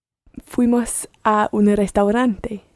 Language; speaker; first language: Spanish; non-native, learner; English